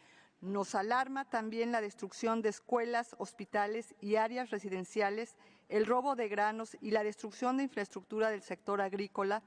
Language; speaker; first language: Spanish; native; Spanish